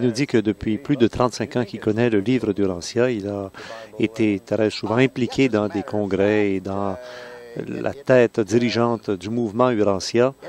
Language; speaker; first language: French; native; French